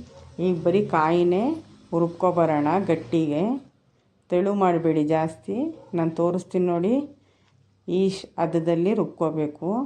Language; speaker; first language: Kannada; native; Kannada